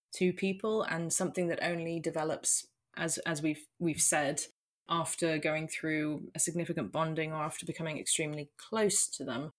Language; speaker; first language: English; native; English